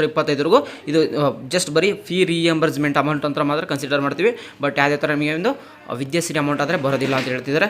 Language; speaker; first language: Kannada; native; Kannada